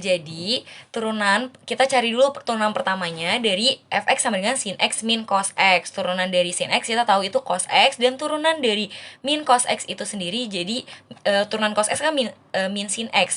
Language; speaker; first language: Indonesian; native; Indonesian